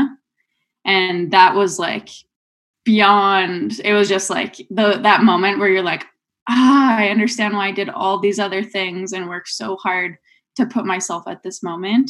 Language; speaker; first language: English; native; English